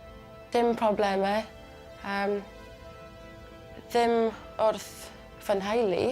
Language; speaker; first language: Welsh; non-native, local second language; English